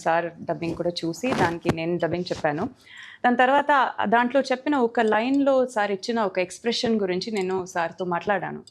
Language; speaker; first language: Telugu; non-native, fluent; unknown